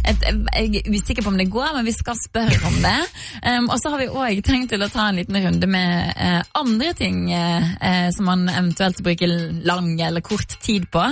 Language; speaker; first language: Norwegian; native; Norwegian